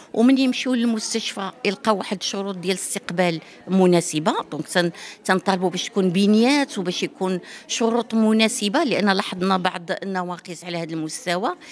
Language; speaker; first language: Arabic; native; Arabic